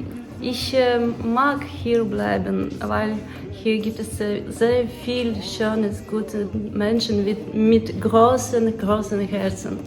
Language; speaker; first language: German; non-native, learner; Ukrainian